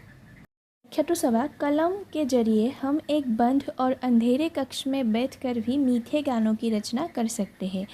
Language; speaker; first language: Hindi; non-native, local second language; Assamese